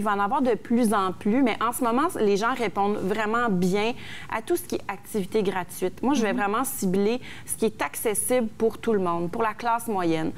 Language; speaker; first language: French; native; French